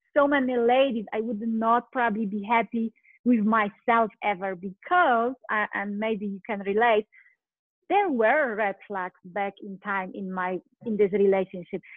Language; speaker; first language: English; non-native, fluent; Polish